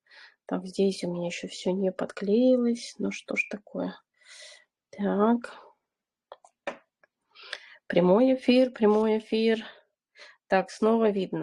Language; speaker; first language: Russian; native; Russian